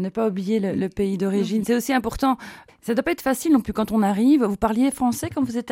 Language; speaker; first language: French; native; French